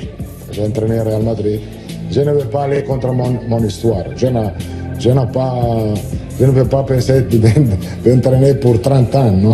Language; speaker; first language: French; non-native, learner; Italian